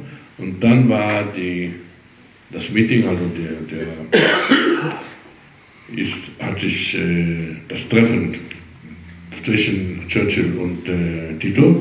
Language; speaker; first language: German; early bilingual, heritage; German